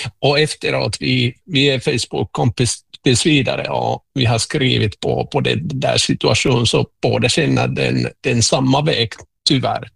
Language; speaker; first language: Swedish; non-native, local second language; Finnish